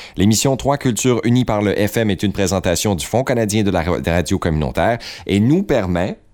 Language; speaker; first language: French; native; French